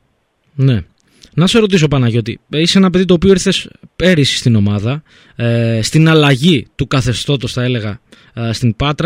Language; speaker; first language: Greek; native; Greek